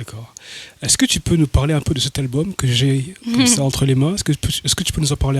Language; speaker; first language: French; native; French